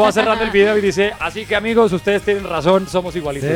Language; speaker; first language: Spanish; native; Spanish